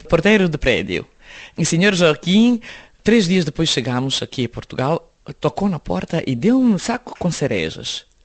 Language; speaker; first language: Portuguese; non-native, fluent; Serbian